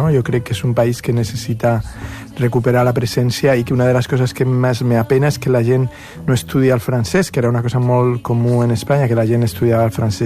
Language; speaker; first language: Catalan; non-native, fluent; Spanish